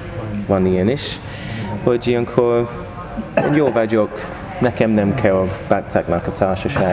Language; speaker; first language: Hungarian; non-native, learner; English